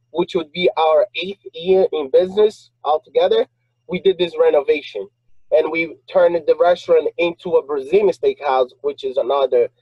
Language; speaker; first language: English; non-native, fluent; Portuguese